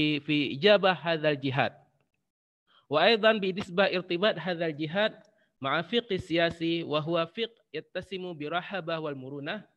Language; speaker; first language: Arabic; non-native, fluent; Indonesian